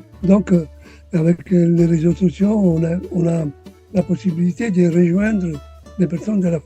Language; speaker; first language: French; non-native, fluent; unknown